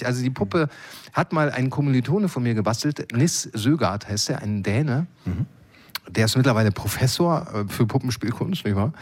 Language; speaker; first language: German; native; German